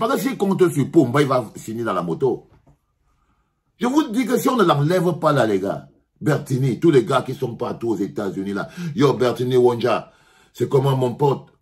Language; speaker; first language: French; native; French